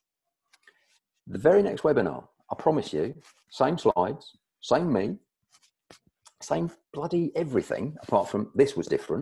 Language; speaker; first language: English; native; English